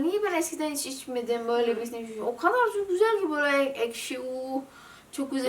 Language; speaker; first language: Turkish; non-native, learner; Indonesian